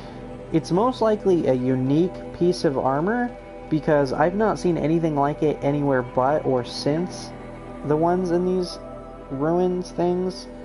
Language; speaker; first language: English; native; English